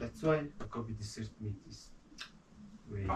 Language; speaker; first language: English; non-native, learner; Mongolian